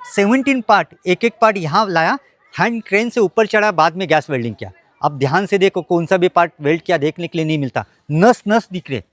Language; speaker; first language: Hindi; non-native, local second language; Marathi